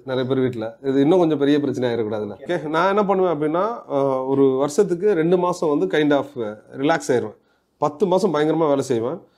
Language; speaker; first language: Tamil; native; Tamil